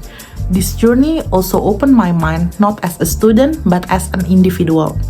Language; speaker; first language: English; non-native, learner; Indonesian